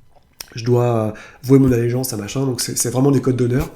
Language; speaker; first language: French; native; French